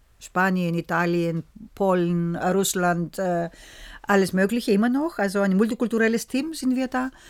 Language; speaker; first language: German; early bilingual, other home language; Greek